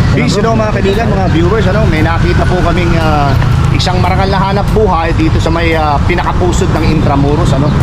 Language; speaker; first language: Filipino; native; Filipino